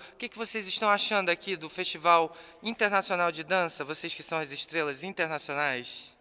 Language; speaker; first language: Portuguese; native; Portuguese